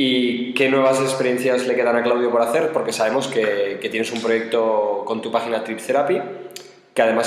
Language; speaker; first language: Spanish; native; Spanish